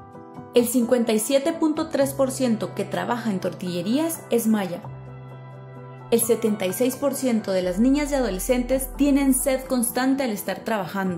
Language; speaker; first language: Spanish; native; Spanish